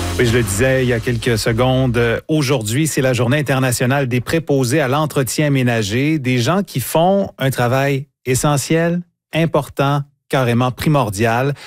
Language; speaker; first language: French; native; French